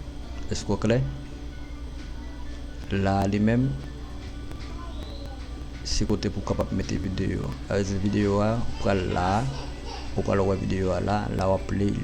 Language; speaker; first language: French; non-native, learner; Haitian Creole